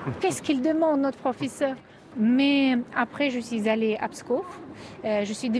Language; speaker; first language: French; non-native, fluent; Russian